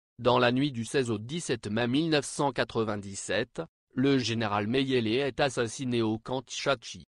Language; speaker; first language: French; non-native, local second language; Lingala